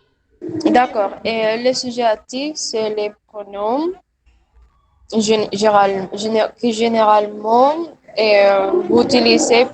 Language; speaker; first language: French; non-native, learner; Spanish